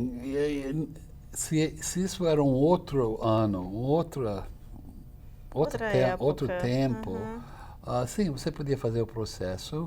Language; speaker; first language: Portuguese; non-native, fluent; English